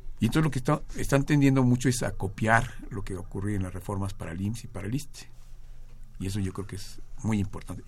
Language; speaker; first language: Spanish; native; Spanish